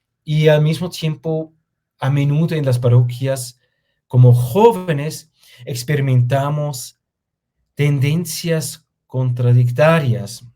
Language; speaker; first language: Spanish; non-native, fluent; German